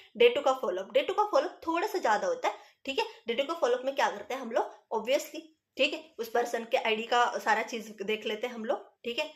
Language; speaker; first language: Hindi; non-native, local second language; Marathi